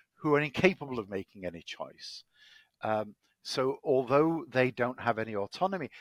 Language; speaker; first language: English; native; English